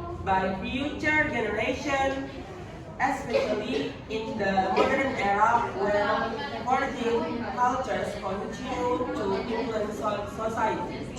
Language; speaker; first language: English; non-native, learner; Indonesian